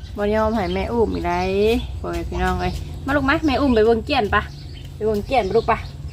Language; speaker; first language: Thai; native; Thai